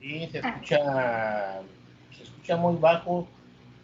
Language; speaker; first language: Spanish; native; Spanish